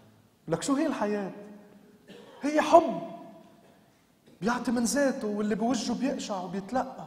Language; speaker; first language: Arabic; native; Arabic